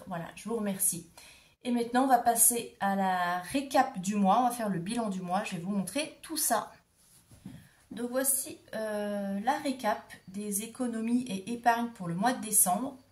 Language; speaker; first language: French; native; French